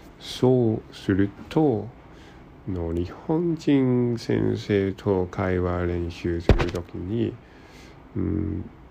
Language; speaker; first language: Japanese; non-native, learner; Cantonese